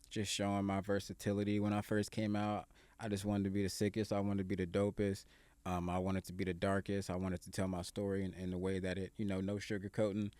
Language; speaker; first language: English; native; English